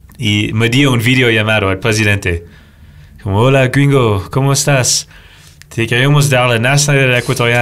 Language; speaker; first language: Spanish; non-native, fluent; English